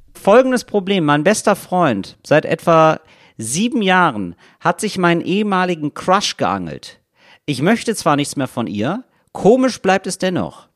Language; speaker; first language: German; native; German